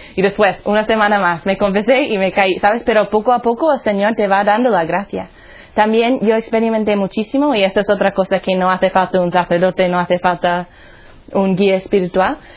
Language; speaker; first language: Spanish; non-native, fluent; English